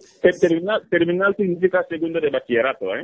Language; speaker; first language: Spanish; non-native, fluent; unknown